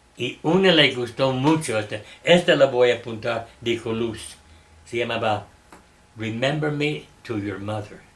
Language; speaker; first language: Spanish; non-native, fluent; English